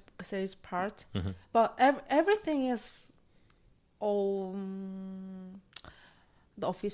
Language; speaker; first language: English; non-native, learner; Korean